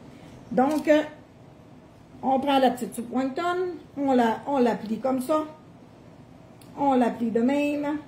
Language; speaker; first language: French; native; French